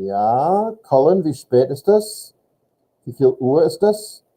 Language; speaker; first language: German; non-native, fluent; English